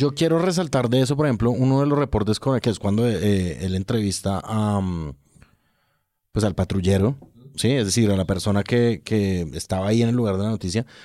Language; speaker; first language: Spanish; native; Spanish